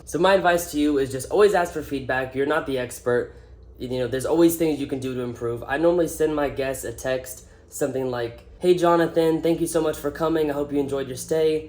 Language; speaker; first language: English; native; English